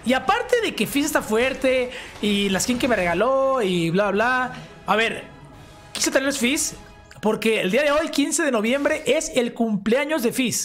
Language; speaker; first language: Spanish; native; Spanish